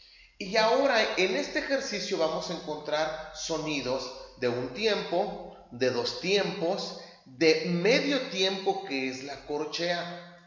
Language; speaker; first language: Spanish; native; Spanish